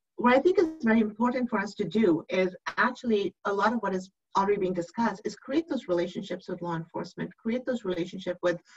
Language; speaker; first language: English; native; English